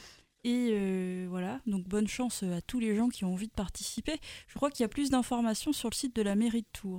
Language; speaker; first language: French; native; French